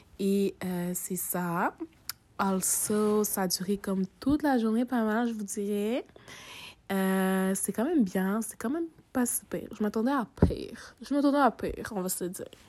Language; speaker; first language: French; early bilingual, other home language; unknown